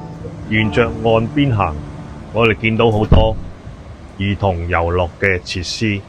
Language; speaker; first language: Chinese; native; Chinese